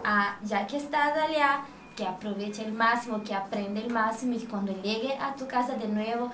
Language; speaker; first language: Spanish; non-native, fluent; Portuguese